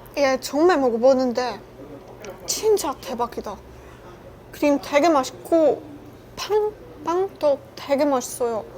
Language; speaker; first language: Korean; non-native, learner; Czech